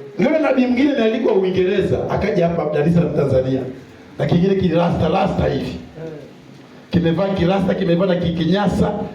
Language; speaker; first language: Swahili; non-native, local second language; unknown